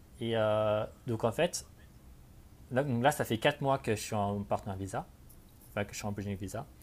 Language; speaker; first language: French; native; French